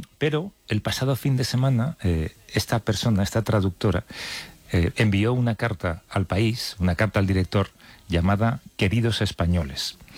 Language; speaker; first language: Spanish; native; Spanish